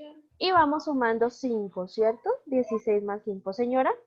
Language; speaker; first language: Spanish; native; Spanish